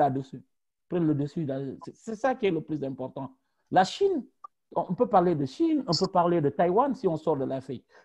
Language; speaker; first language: French; non-native, local second language; Wolof